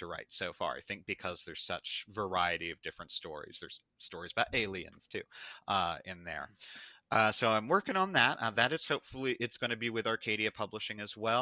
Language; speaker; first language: English; native; English